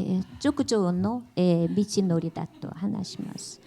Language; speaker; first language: Japanese; non-native, learner; Korean